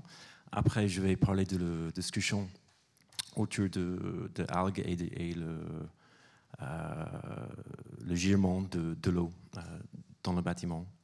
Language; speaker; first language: French; non-native, fluent; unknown